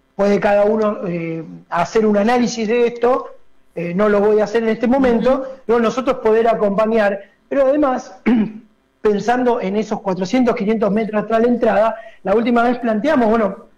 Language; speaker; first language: Spanish; native; Spanish